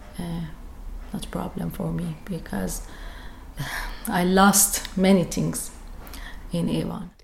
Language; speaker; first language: English; non-native, learner; Persian